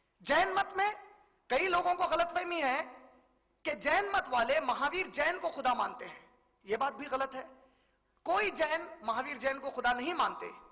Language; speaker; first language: Urdu; native; Urdu